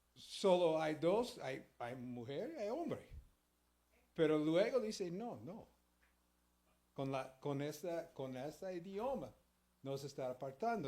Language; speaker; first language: Spanish; early bilingual, heritage; Spanish